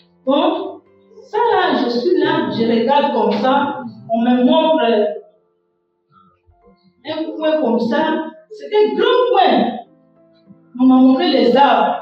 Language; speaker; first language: French; non-native, local second language; Kongo